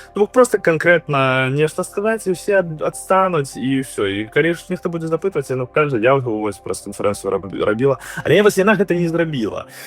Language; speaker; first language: Belarusian; non-native, local second language; Russian